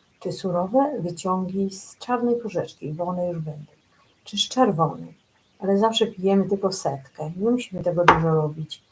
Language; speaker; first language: Polish; native; Polish